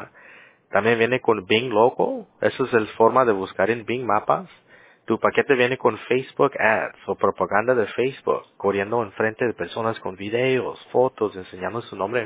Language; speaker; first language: Spanish; early bilingual, heritage; English